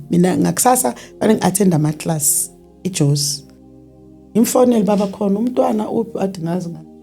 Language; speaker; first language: Zulu; native; Zulu